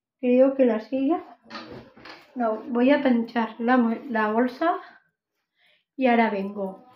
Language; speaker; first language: Spanish; non-native, local second language; Catalan